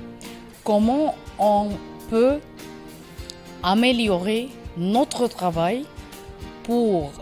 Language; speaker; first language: French; non-native, learner; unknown